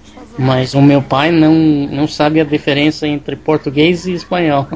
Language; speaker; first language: Portuguese; non-native, learner; English